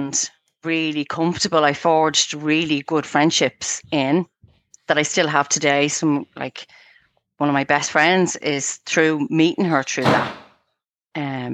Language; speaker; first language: English; native; English